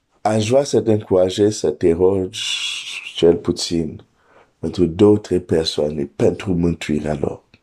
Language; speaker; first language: Romanian; non-native, fluent; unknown